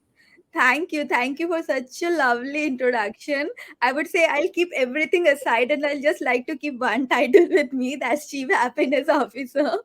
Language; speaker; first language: English; non-native, local second language; Hindi